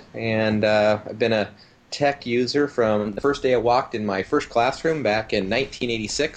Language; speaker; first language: English; native; English